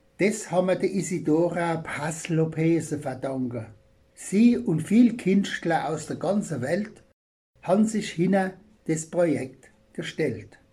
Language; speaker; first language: German; native; German